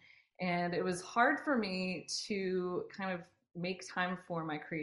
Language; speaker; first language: English; native; English